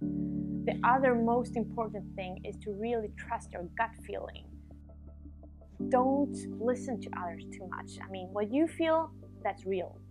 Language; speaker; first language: English; non-native, fluent; Swedish